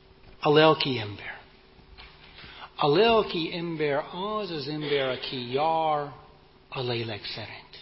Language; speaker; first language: Hungarian; non-native, fluent; English